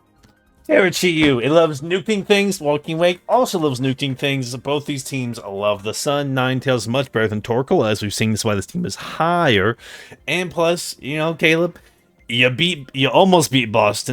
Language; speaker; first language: English; native; English